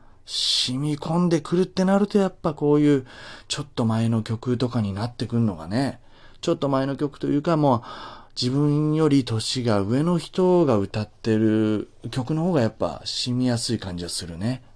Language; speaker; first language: Japanese; native; Japanese